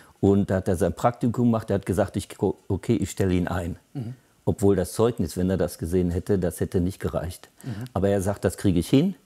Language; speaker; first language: German; native; German